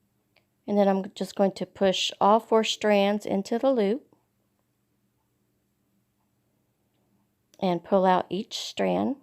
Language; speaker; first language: English; native; English